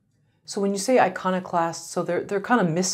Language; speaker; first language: English; native; English